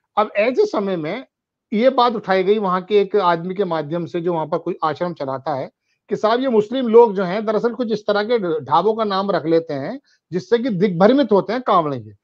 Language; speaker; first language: Hindi; native; Hindi